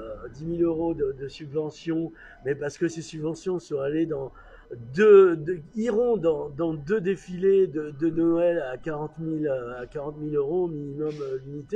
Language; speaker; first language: French; native; French